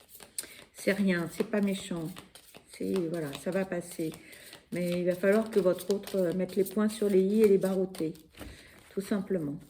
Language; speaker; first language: French; native; French